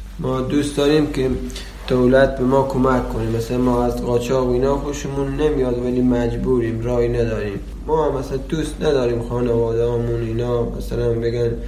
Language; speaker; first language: Persian; non-native, local second language; Baluchi